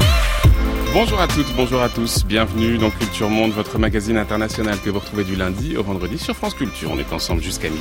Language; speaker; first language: French; native; French